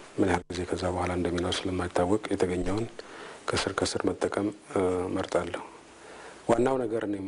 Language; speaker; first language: Amharic; non-native, local second language; Tigrinya